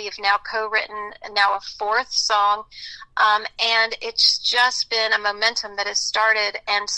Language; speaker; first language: English; native; English